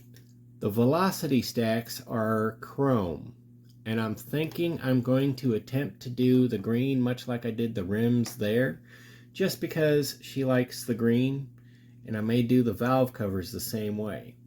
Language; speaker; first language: English; native; English